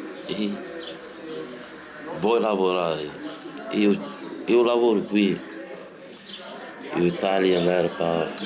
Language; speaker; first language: Italian; non-native, learner; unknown